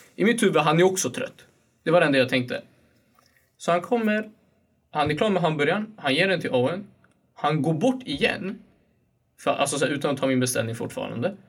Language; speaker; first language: Swedish; early bilingual, other home language; Kurdish